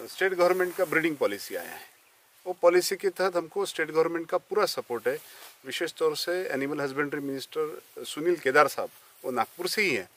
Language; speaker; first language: Hindi; non-native, local second language; Marathi